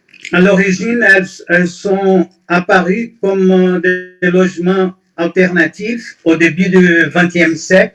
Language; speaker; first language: French; non-native, fluent; Portuguese